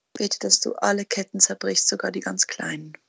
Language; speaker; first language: German; native; German